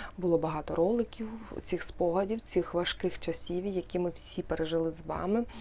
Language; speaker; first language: Ukrainian; non-native, local second language; Russian